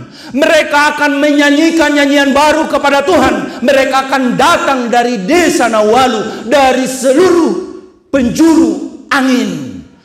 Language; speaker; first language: Indonesian; non-native, local second language; Batak Toba